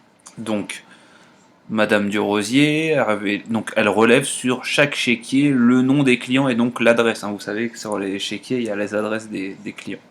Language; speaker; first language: French; native; French